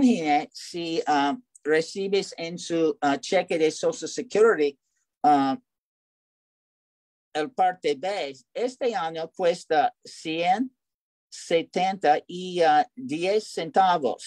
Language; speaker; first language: Spanish; non-native, learner; English